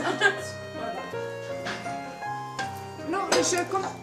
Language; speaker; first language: French; non-native, fluent; German